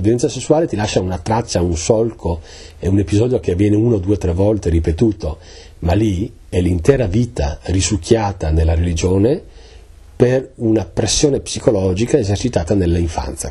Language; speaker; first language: Italian; native; Italian